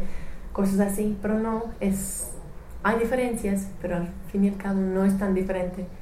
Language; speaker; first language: Spanish; non-native, fluent; English